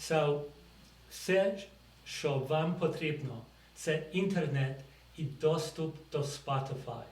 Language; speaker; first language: Ukrainian; non-native, fluent; English